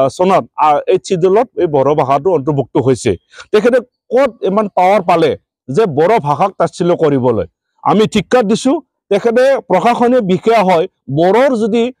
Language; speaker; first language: Assamese; non-native, local second language; Bodo